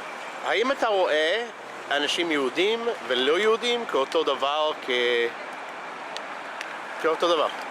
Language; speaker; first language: Hebrew; non-native, fluent; English